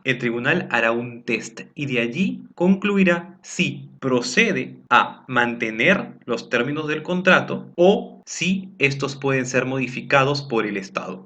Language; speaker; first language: Spanish; native; Spanish